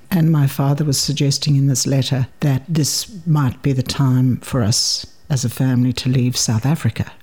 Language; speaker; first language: English; native; English